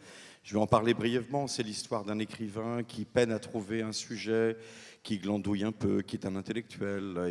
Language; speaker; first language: French; native; French